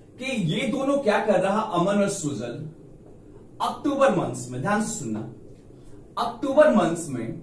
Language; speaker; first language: Hindi; native; Hindi